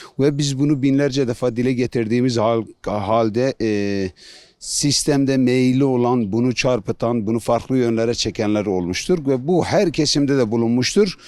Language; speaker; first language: Turkish; non-native, local second language; Kurdish